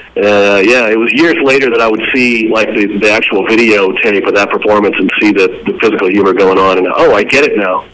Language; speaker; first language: English; native; English